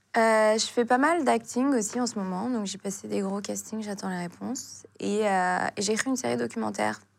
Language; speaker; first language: French; non-native, local second language; Arabic